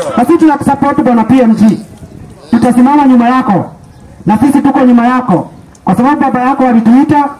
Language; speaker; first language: Swahili; non-native, local second language; Kikuyu